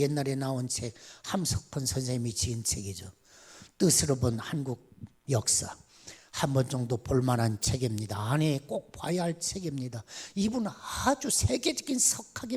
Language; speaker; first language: Korean; native; Korean